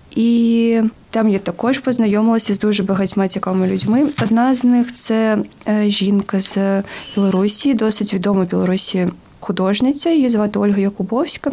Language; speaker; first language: Ukrainian; native; Ukrainian